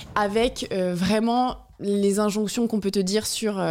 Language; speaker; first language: French; native; French